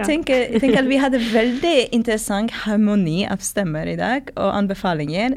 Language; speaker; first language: Norwegian; non-native, fluent; Polish